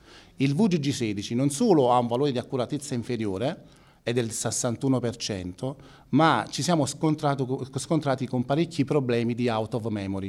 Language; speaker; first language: Italian; native; Italian